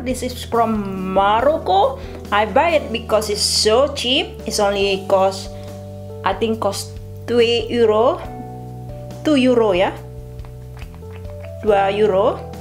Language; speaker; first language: English; non-native, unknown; Indonesian